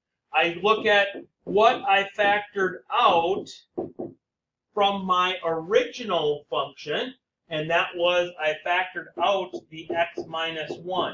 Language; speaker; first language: English; native; English